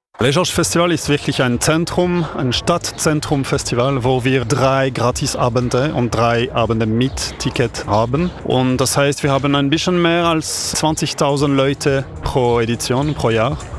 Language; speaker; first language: German; non-native, local second language; French